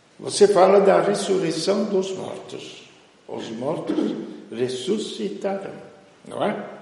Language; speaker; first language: Portuguese; non-native, fluent; Italian